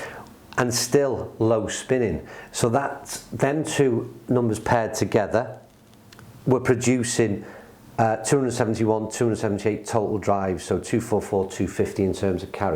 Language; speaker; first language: English; native; English